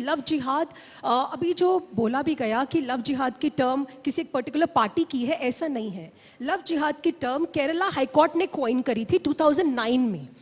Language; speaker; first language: Hindi; native; Hindi